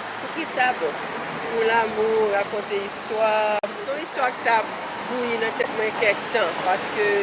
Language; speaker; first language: Haitian Creole; native; Haitian Creole